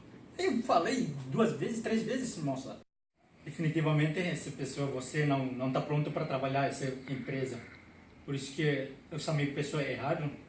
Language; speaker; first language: Portuguese; non-native, local second language; Tetum